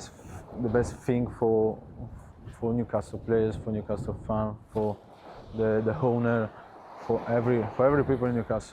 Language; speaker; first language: English; non-native, learner; Italian